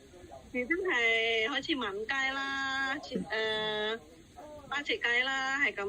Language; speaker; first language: Cantonese; non-native, fluent; Indonesian